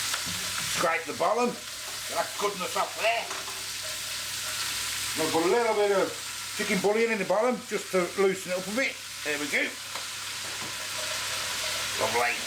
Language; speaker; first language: English; native; English